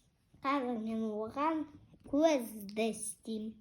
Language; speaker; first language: Kazakh; non-native, local second language; Russian